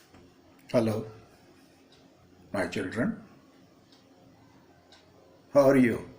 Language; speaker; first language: English; non-native, local second language; Hindi